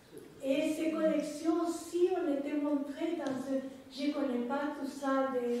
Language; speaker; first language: French; non-native, fluent; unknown